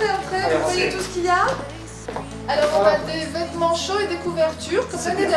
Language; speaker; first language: French; native; French